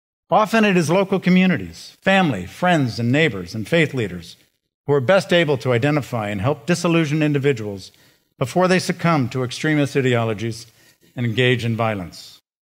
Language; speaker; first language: English; native; English